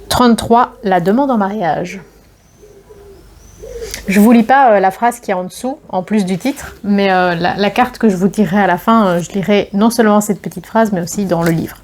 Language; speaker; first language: French; native; French